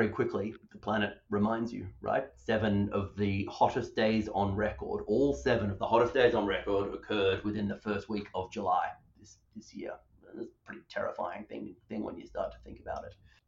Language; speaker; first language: English; native; English